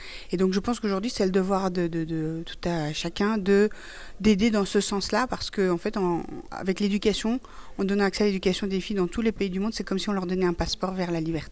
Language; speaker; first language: French; early bilingual, other home language; Persian